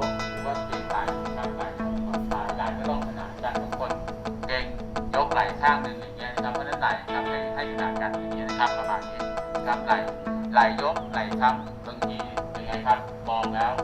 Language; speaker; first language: Thai; native; Thai